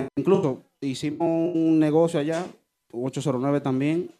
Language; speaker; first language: Spanish; early bilingual, heritage; Spanish